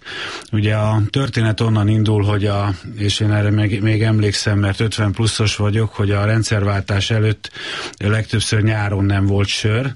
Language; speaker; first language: Hungarian; native; Hungarian